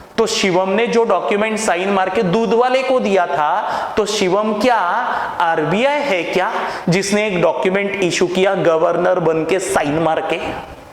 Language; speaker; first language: Hindi; non-native, local second language; Marathi